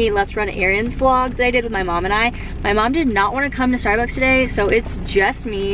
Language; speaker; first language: English; native; English